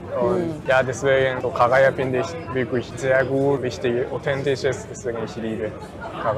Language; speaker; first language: German; non-native, learner; Japanese